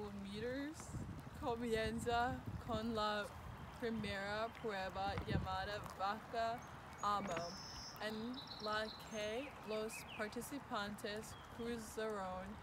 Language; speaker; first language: Spanish; non-native, learner; English